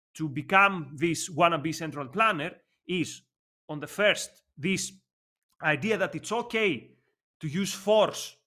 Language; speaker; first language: English; non-native, fluent; Greek